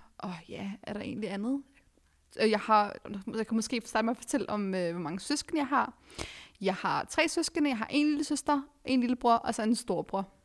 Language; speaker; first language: Danish; early bilingual, other home language; Arabic